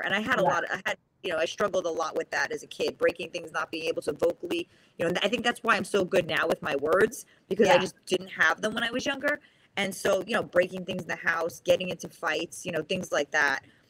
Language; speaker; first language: English; native; English